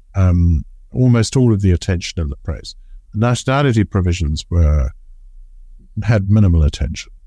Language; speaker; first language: English; native; English